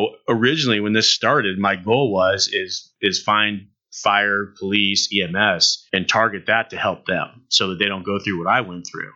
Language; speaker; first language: English; native; English